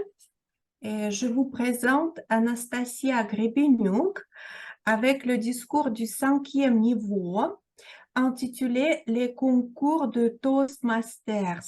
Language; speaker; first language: French; non-native, fluent; Russian